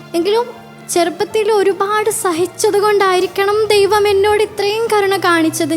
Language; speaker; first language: Malayalam; non-native, local second language; Bangla